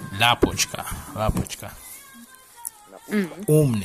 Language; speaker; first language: Russian; non-native, learner; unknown